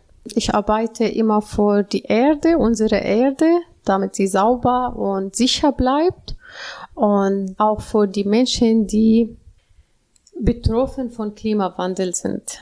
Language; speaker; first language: German; non-native, learner; Arabic